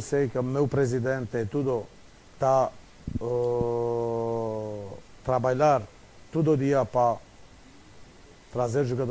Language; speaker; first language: Portuguese; non-native, fluent; Romanian